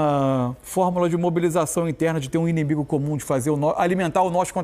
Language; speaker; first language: Portuguese; native; Portuguese